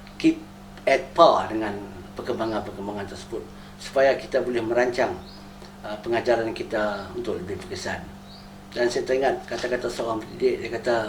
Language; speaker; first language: Malay; native; Malay